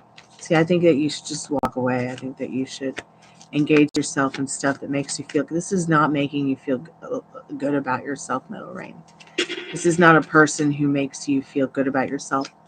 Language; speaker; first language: English; native; English